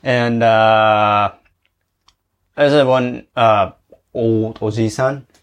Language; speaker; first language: English; non-native, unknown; Japanese